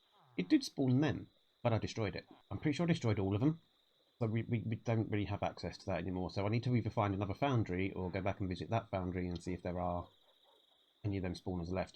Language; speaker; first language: English; native; English